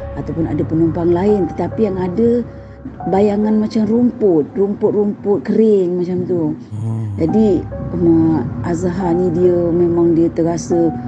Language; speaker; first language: Malay; native; Malay